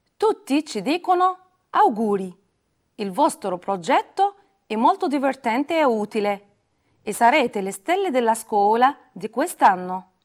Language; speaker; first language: Italian; non-native, fluent; Arabic